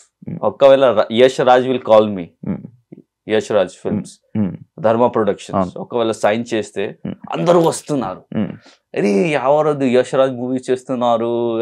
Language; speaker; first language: Telugu; non-native, learner; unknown